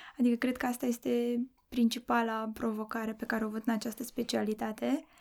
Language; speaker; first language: Romanian; native; Romanian